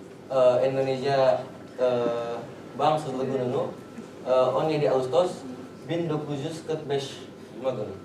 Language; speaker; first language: Turkish; non-native, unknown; Indonesian